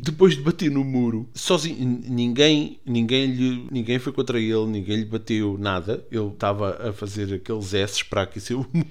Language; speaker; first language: Portuguese; native; Portuguese